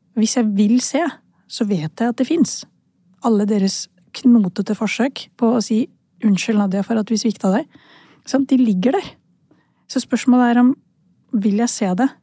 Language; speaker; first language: Norwegian; early bilingual, other home language; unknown